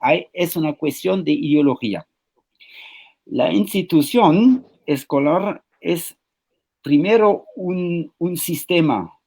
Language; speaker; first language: Spanish; non-native, fluent; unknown